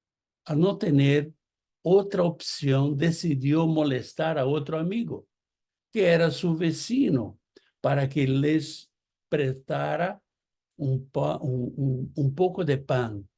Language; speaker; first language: Spanish; non-native, fluent; Portuguese